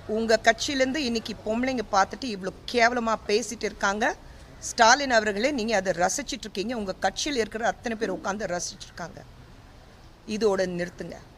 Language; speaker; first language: Tamil; non-native, fluent; Hindi